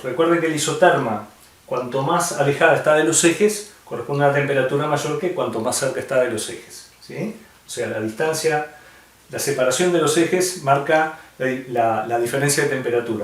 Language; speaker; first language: Spanish; native; Spanish